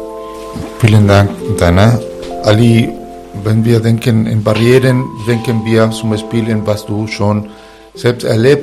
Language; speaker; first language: German; non-native, fluent; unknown